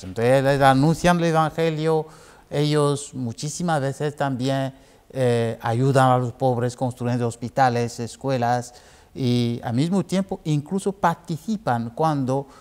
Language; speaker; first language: Spanish; non-native, fluent; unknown